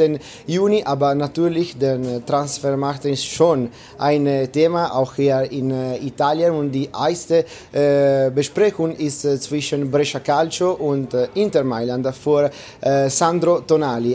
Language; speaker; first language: German; non-native, learner; Italian